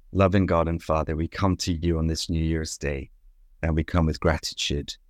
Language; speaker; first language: English; native; English